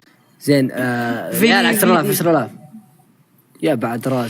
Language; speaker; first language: Arabic; native; Arabic